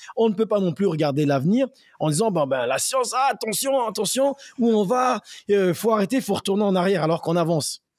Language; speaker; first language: French; native; French